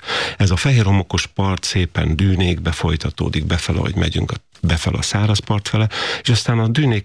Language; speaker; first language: Hungarian; native; Hungarian